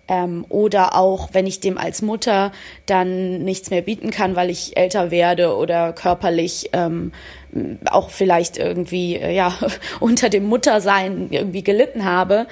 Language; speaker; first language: German; native; German